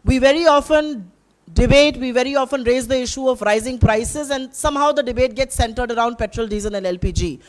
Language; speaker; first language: English; non-native, local second language; Hindi